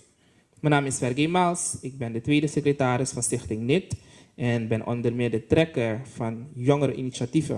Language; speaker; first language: Dutch; native; Dutch